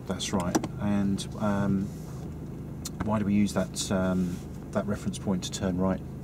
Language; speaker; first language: English; native; English